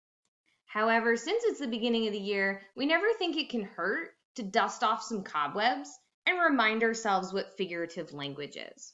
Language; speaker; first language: English; native; English